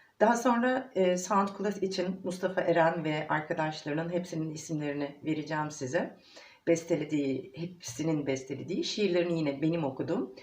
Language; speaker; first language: Turkish; native; Turkish